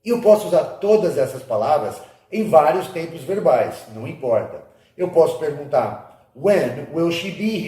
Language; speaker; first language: Portuguese; non-native, fluent; English